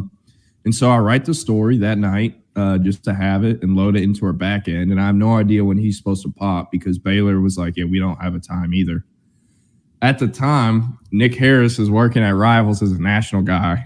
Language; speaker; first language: English; native; English